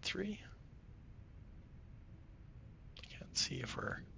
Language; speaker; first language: English; native; English